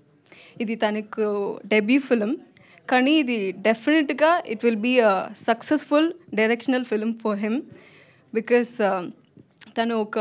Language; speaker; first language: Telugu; non-native, learner; Tamil